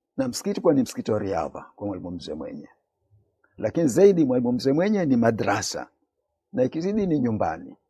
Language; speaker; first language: Swahili; native; Swahili